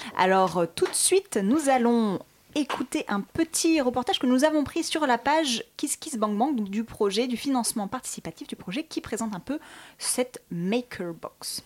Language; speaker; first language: French; native; French